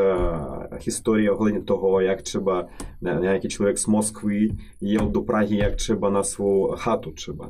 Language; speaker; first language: Czech; non-native, fluent; Russian